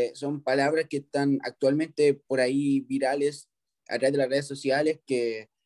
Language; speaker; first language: Spanish; native; Spanish